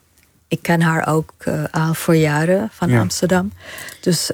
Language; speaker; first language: Dutch; non-native, fluent; Arabic